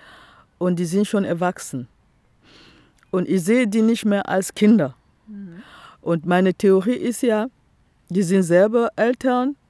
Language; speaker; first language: German; non-native, fluent; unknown